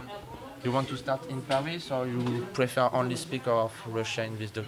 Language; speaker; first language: English; non-native, learner; French